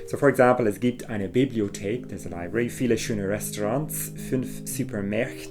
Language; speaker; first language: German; non-native, fluent; English